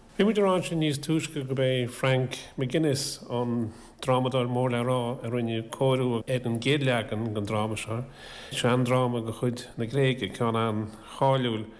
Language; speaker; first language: Irish; native; Irish